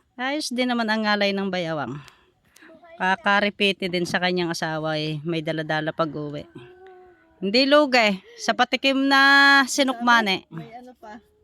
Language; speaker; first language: Filipino; native; Filipino